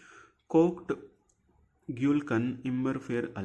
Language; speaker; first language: German; non-native, fluent; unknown